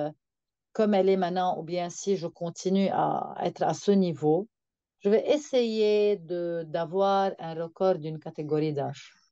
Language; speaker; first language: French; non-native, local second language; Arabic